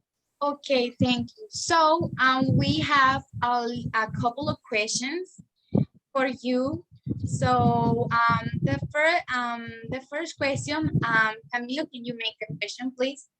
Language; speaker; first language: English; non-native, learner; Spanish